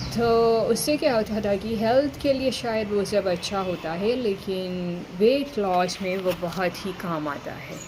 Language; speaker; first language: Hindi; native; Hindi